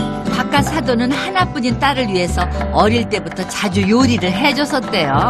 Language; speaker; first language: Korean; native; Korean